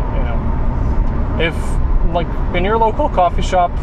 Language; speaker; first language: English; non-native, fluent; Serbian